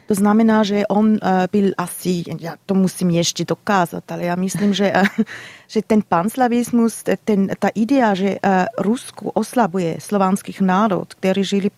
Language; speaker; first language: Slovak; non-native, learner; German